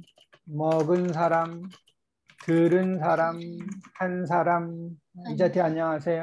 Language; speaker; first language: Korean; native; Korean